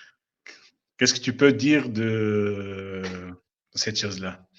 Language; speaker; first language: French; non-native, local second language; Arabic